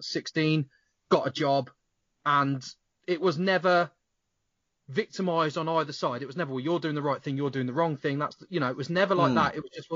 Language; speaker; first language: English; native; English